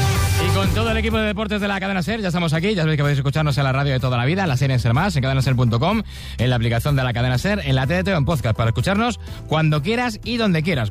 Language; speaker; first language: Spanish; native; Spanish